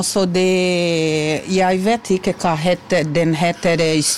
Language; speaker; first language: Norwegian; non-native, learner; Portuguese